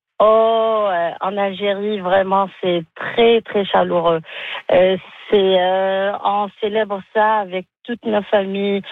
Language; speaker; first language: French; non-native, local second language; Arabic